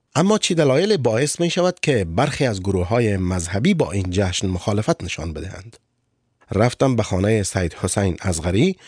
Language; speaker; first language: Persian; native; Persian